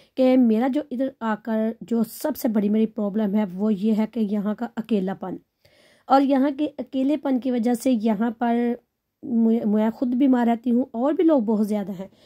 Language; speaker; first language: Urdu; non-native, local second language; Punjabi